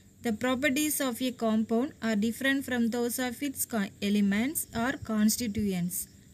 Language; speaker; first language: English; non-native, local second language; Tamil